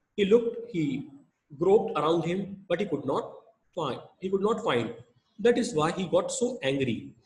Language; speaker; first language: English; non-native, local second language; Hindi